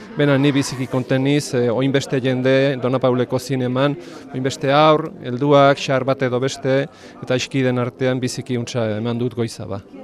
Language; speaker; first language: Basque; native; Basque